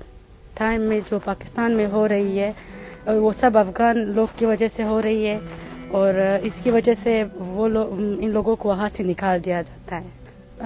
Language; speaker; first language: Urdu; non-native, fluent; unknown